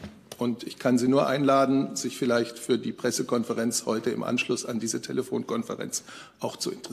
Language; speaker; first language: German; native; German